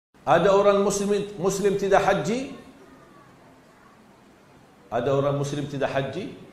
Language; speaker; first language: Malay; non-native, fluent; Arabic